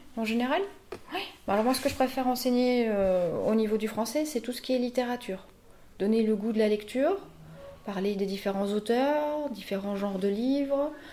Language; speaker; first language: French; native; French